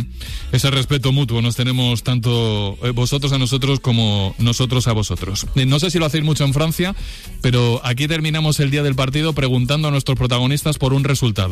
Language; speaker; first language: Spanish; native; Spanish